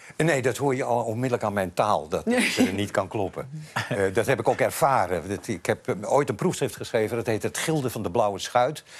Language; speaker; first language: Dutch; native; Dutch